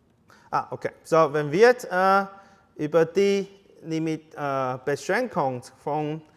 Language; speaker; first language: German; non-native, fluent; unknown